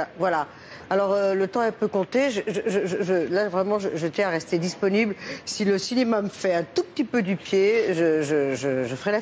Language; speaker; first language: French; native; French